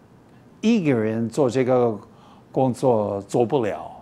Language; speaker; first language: Chinese; non-native, fluent; English